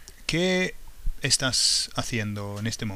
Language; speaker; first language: Spanish; non-native, fluent; English